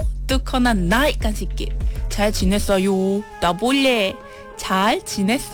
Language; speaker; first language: Korean; non-native, learner; Malay